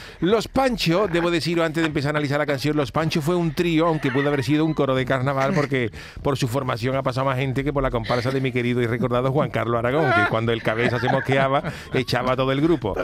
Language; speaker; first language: Spanish; native; Spanish